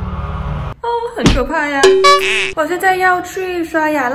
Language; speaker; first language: Chinese; non-native, fluent; Thai